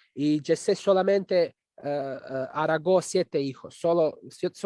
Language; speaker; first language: Spanish; non-native, fluent; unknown